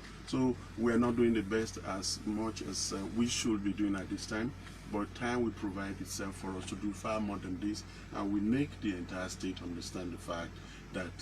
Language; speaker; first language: English; non-native, local second language; Yoruba